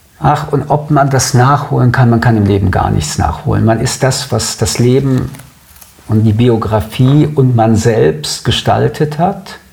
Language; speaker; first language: German; early bilingual, other home language; French